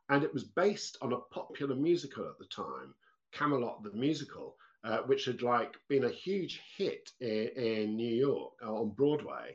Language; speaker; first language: English; native; English